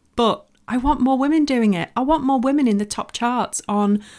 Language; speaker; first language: English; native; English